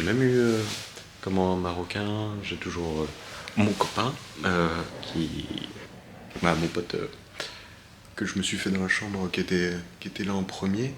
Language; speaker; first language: French; native; French